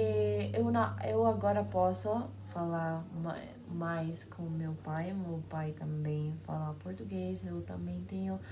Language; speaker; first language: Portuguese; non-native, learner; Spanish